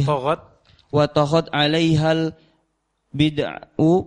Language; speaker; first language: Arabic; non-native, learner; Indonesian